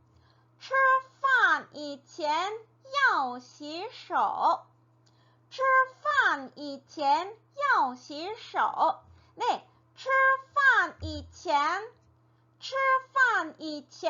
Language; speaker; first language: Chinese; non-native, fluent; Korean